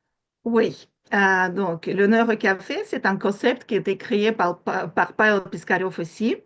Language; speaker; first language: French; non-native, fluent; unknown